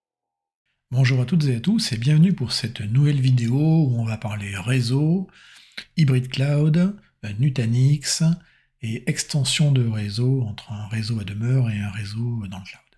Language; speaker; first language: French; native; French